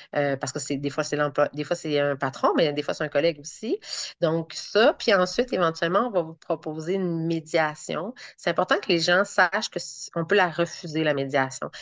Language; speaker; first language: French; native; French